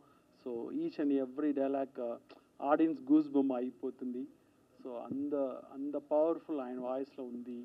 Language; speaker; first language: Telugu; non-native, learner; Tamil